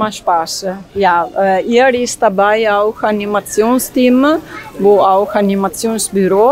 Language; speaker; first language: German; non-native, learner; Italian